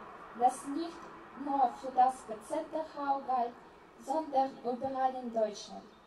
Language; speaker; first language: German; non-native, fluent; Russian